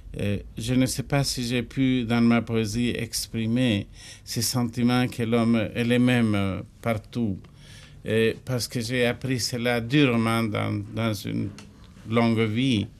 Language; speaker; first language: French; non-native, learner; Spanish